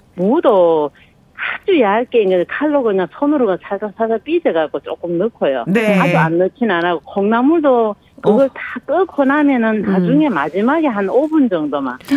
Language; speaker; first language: Korean; native; Korean